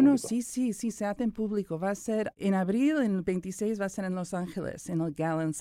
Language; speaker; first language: Spanish; early bilingual, other home language; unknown